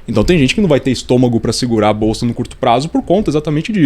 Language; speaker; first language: Portuguese; native; Portuguese